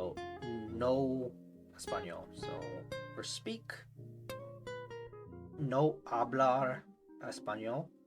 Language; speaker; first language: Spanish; non-native, learner; English